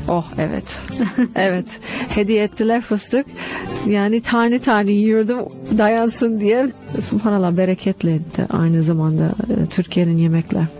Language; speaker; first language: Turkish; non-native, fluent; English